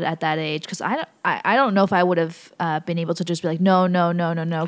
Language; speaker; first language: English; early bilingual, other home language; Spanish